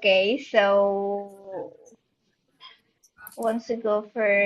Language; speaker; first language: English; non-native, learner; Indonesian